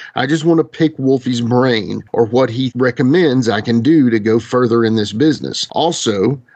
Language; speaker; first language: English; native; English